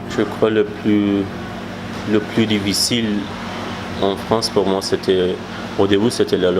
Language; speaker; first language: French; non-native, fluent; Persian